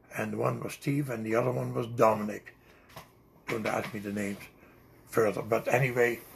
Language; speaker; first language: English; non-native, fluent; Dutch